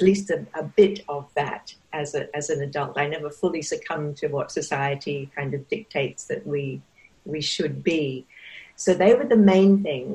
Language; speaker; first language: English; native; English